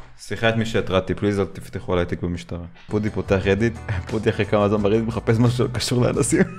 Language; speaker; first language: Hebrew; native; Hebrew